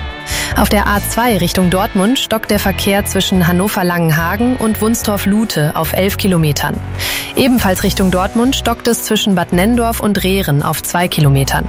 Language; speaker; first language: German; native; German